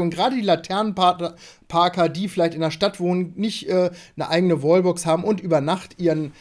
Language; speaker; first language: German; native; German